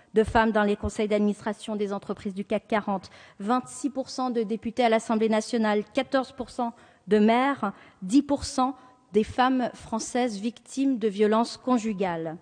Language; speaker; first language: French; native; French